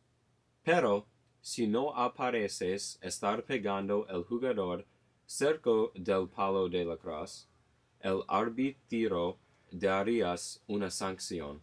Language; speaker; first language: Spanish; non-native, learner; English